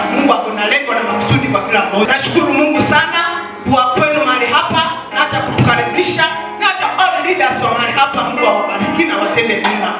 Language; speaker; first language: Swahili; non-native, local second language; Luyia